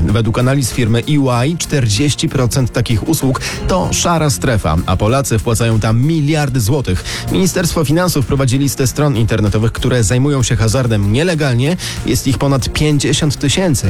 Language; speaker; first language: Polish; native; Polish